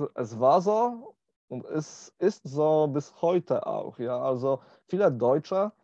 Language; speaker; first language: German; non-native, learner; Polish